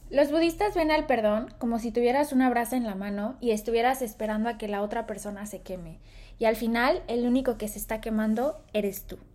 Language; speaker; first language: Spanish; native; Spanish